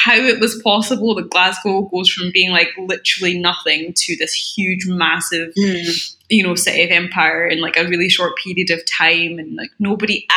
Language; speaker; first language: English; native; English